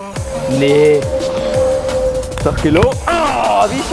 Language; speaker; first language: German; native; German